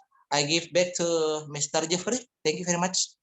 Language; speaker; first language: English; non-native, fluent; Indonesian